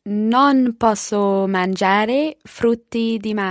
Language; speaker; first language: Italian; non-native, learner; English